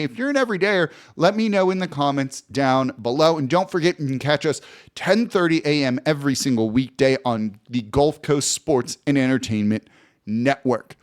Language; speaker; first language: English; native; English